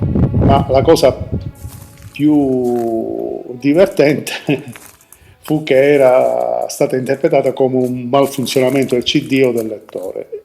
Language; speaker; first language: Italian; native; Italian